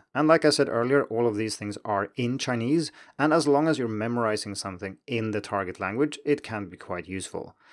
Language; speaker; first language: English; non-native, fluent; Swedish